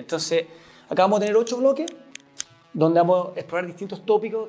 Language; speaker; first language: Spanish; native; Spanish